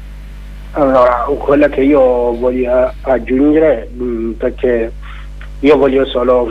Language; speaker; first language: Italian; non-native, learner; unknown